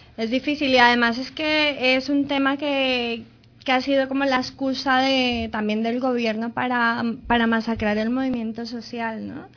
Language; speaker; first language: Spanish; native; Spanish